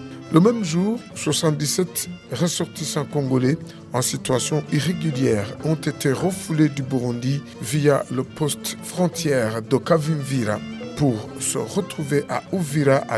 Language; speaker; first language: French; non-native, local second language; Rundi